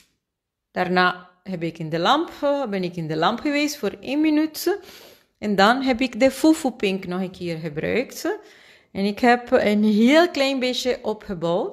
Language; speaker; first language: Dutch; non-native, fluent; Spanish